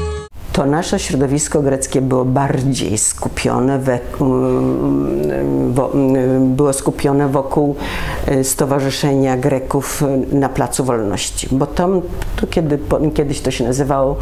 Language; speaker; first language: Polish; early bilingual, other home language; Greek